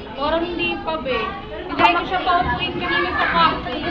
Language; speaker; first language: Filipino; native; Filipino